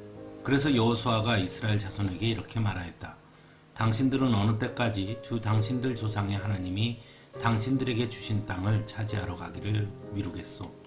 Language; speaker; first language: Korean; native; Korean